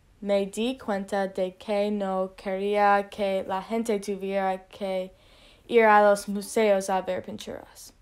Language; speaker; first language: Spanish; non-native, learner; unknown